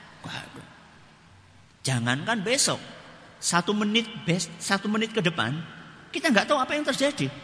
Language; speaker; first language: Indonesian; non-native, local second language; Javanese